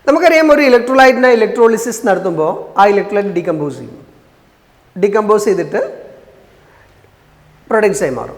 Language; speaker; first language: Malayalam; native; Malayalam